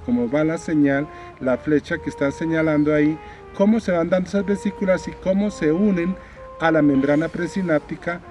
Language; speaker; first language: Spanish; native; Spanish